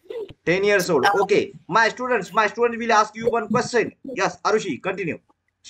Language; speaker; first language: English; non-native, learner; Marathi